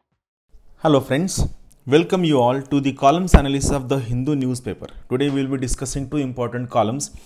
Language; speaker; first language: English; non-native, local second language; Marathi